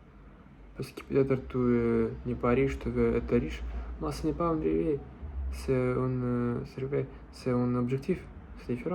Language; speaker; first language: French; non-native, learner; Russian